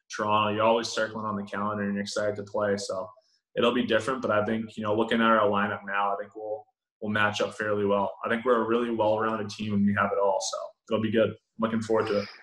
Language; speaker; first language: English; native; English